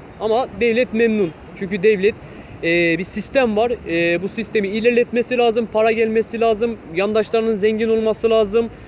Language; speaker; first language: Turkish; non-native, local second language; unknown